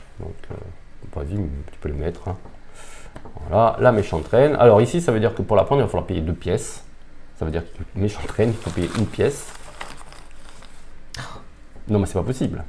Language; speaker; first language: French; native; French